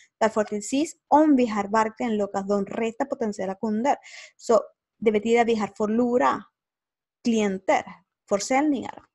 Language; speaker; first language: Swedish; non-native, learner; Spanish